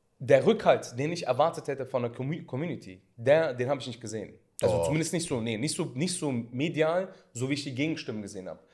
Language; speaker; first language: German; early bilingual, other home language; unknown